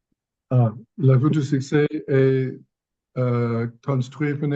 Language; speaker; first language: French; non-native, fluent; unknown